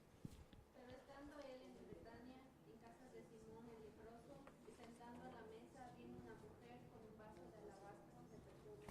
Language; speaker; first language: Spanish; native; Spanish